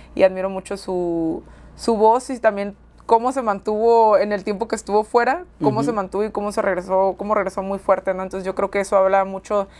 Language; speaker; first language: Spanish; native; Spanish